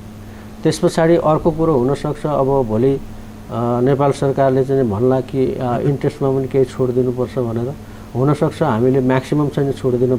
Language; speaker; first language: Nepali; native; Nepali